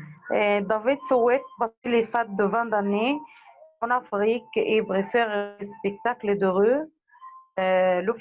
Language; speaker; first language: French; non-native, learner; Arabic